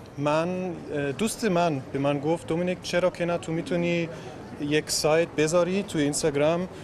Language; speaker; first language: Persian; non-native, learner; German